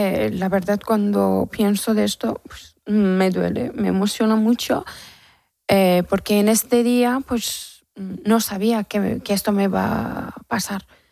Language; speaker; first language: Spanish; non-native, learner; Persian